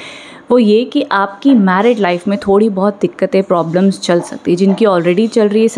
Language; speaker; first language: Hindi; native; Hindi